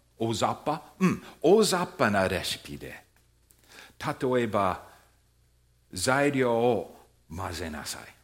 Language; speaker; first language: Japanese; non-native, fluent; English